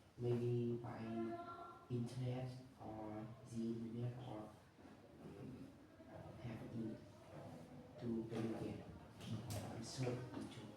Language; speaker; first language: English; non-native, learner; Vietnamese